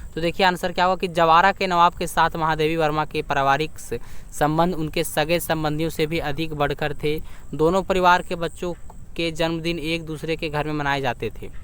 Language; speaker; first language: Hindi; native; Hindi